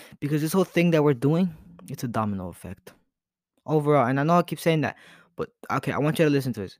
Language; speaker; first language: English; early bilingual, other home language; Spanish